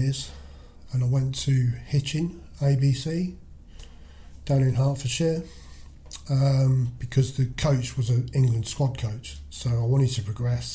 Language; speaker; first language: English; native; English